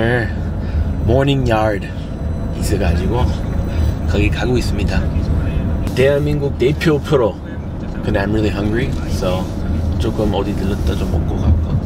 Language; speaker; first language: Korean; non-native, fluent; English